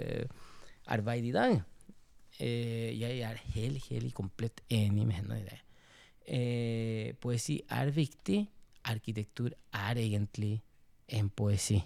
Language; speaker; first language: Norwegian; non-native, fluent; Spanish